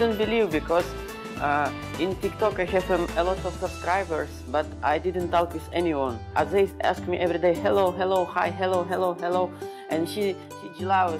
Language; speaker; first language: English; non-native, learner; Ukrainian